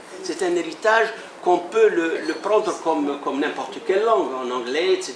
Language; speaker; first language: French; non-native, local second language; Arabic